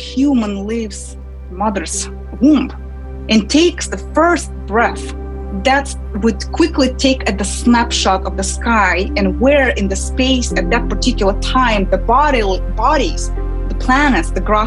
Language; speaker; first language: English; non-native, fluent; Kazakh